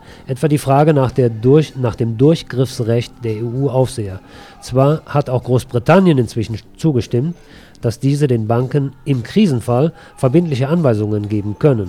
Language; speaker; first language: German; native; German